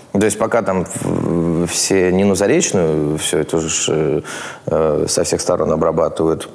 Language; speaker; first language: Russian; native; Russian